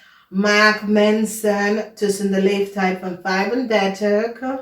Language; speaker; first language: Dutch; non-native, fluent; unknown